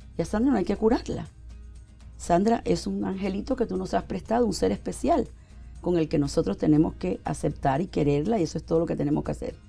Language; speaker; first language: Spanish; native; Spanish